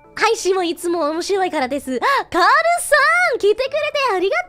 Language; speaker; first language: Japanese; non-native, learner; English